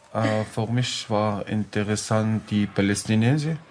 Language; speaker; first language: German; non-native, learner; Arabic